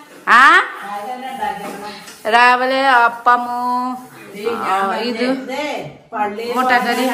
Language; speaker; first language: Malayalam; non-native, learner; Nepali